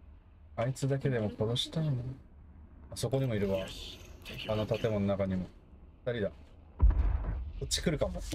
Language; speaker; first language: Japanese; native; Japanese